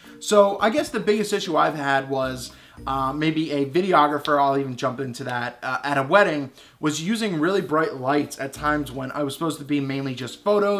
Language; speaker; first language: English; native; English